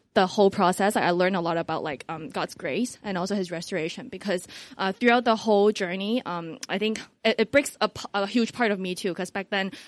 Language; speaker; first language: English; non-native, local second language; Cantonese